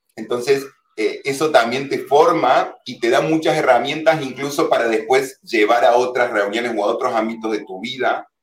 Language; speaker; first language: Spanish; native; Spanish